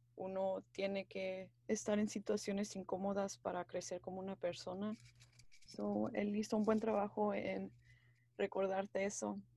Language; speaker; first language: Spanish; early bilingual, other home language; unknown